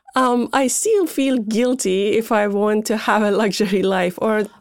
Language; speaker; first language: English; non-native, fluent; Persian